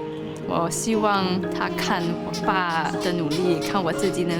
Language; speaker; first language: Chinese; non-native, local second language; English